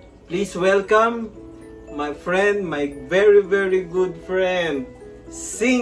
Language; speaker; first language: English; non-native, local second language; Filipino